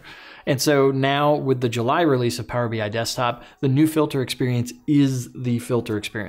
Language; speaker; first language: English; native; English